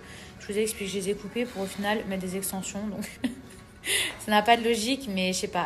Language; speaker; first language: French; native; French